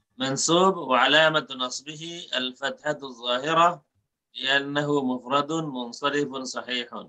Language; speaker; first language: Arabic; non-native, fluent; Bangla